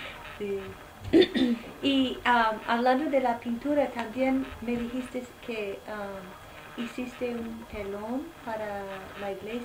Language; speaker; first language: Spanish; non-native, fluent; English